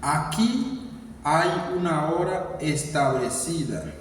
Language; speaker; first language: Spanish; non-native, learner; Haitian Creole